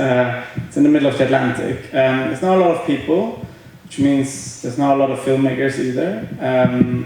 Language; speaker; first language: English; non-native, fluent; Faroese